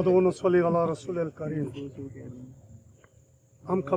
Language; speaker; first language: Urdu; non-native, local second language; Pashto